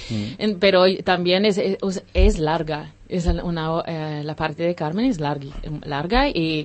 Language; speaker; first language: Spanish; non-native, learner; English